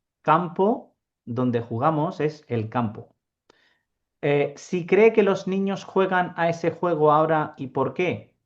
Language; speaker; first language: Spanish; non-native, fluent; Urdu